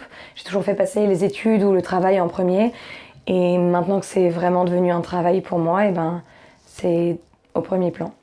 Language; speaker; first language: French; native; French